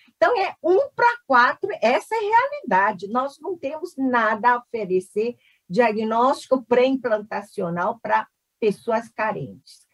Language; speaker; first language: Portuguese; early bilingual, other home language; Korean